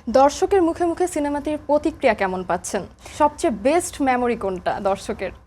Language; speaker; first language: Bangla; native; Bangla